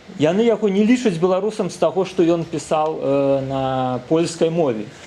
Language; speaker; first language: Belarusian; native; Belarusian